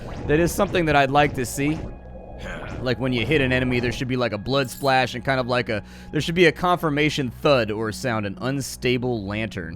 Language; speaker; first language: English; native; English